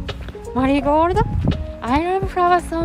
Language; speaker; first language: English; non-native, learner; Japanese